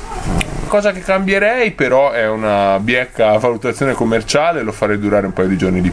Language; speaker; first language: Italian; native; Italian